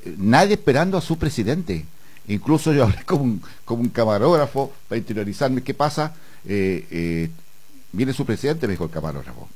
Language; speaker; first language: Spanish; native; Spanish